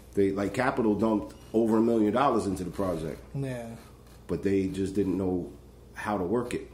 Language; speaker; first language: English; native; English